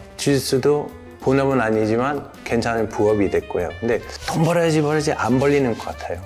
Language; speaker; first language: Korean; non-native, fluent; English